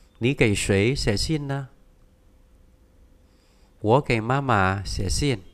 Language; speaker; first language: Chinese; non-native, fluent; Vietnamese